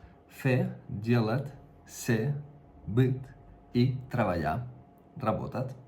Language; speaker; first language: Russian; non-native, fluent; Catalan